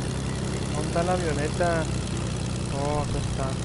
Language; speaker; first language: Spanish; native; Spanish